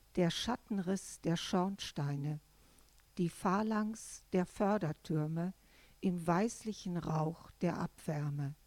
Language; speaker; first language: German; native; German